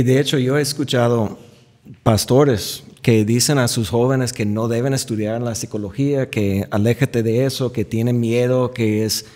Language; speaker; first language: Spanish; non-native, fluent; English